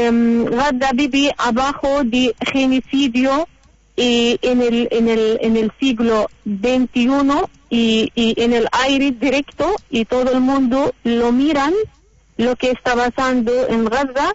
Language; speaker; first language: Spanish; non-native, learner; Arabic